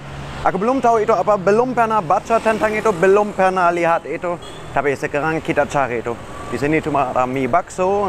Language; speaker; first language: Indonesian; non-native, fluent; German